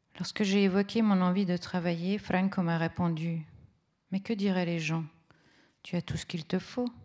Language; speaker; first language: French; early bilingual, other home language; Italian